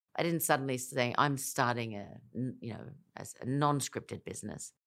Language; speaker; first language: English; native; English